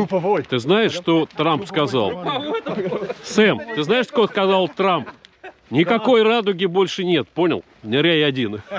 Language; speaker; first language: Russian; native; Russian